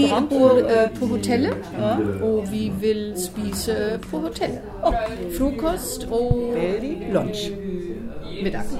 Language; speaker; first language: Norwegian; non-native, learner; German